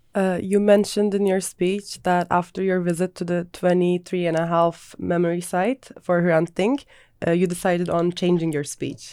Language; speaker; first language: English; non-native, fluent; Turkish